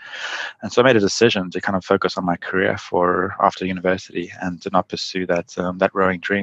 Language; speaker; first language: English; native; English